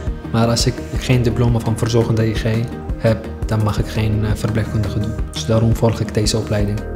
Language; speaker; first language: Dutch; non-native, fluent; Arabic